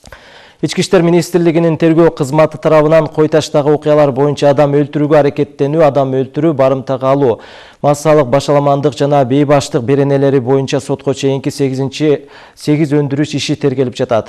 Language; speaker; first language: Kyrgyz; native; Kyrgyz